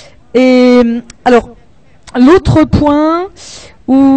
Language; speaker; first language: French; native; French